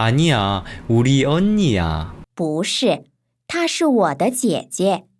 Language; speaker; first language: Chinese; non-native, fluent; Korean